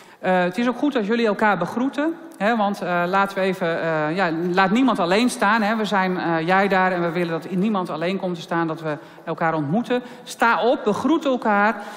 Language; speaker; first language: Dutch; native; Dutch